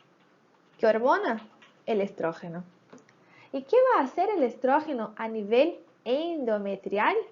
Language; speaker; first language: Spanish; native; Spanish